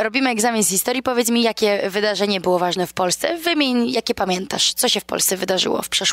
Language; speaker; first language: Polish; native; Polish